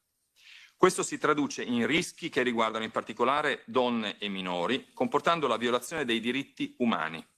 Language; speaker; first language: Italian; native; Italian